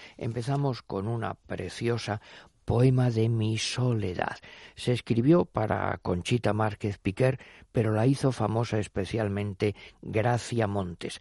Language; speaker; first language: Spanish; native; Spanish